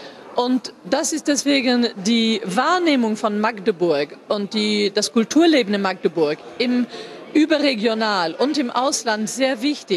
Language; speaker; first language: German; non-native, fluent; English